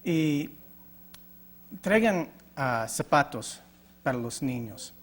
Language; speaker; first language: Spanish; non-native, learner; English